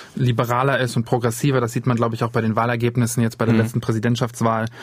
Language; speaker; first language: German; native; German